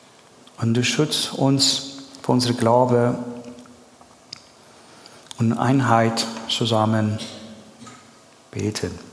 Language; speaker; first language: German; non-native, learner; Persian